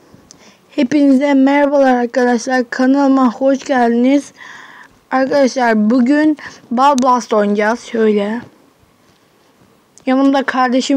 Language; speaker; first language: Turkish; native; Turkish